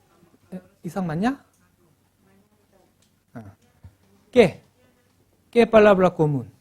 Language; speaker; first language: Spanish; non-native, learner; Korean